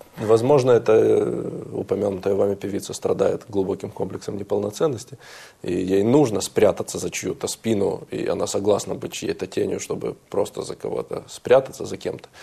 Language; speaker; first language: Russian; native; Russian